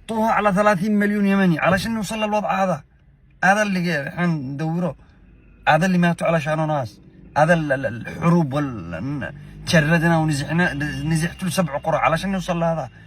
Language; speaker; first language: Arabic; native; Arabic